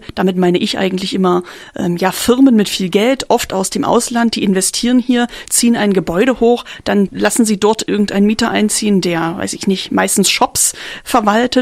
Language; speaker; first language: German; native; German